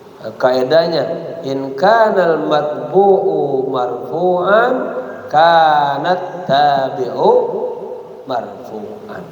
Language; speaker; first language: Arabic; non-native, fluent; Indonesian